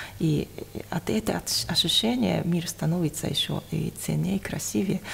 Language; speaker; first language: Russian; non-native, fluent; Japanese